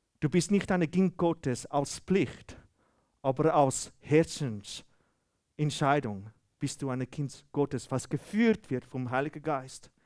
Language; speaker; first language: German; non-native, fluent; Afrikaans